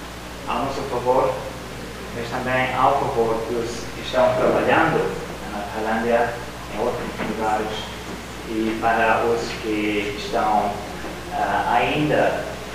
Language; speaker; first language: Portuguese; non-native, fluent; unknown